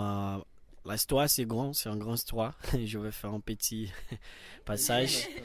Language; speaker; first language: French; non-native, learner; Portuguese